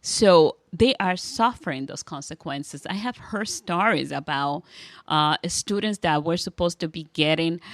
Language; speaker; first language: English; non-native, fluent; Spanish